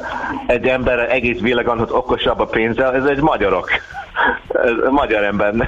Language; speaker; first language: Hungarian; non-native, learner; English